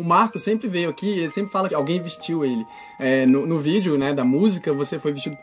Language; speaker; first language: Portuguese; native; Portuguese